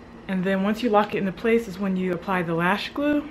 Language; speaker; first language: English; native; English